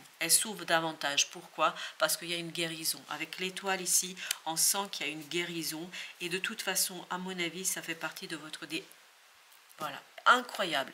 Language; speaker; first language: French; native; French